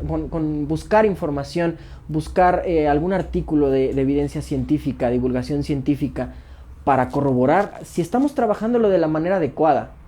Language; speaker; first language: Spanish; native; Spanish